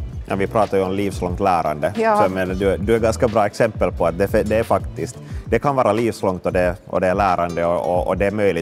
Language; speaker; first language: Swedish; native; Swedish